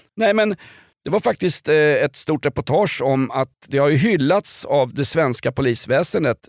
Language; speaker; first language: Swedish; native; Swedish